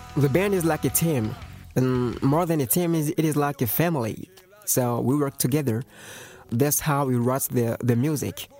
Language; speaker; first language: English; non-native, fluent; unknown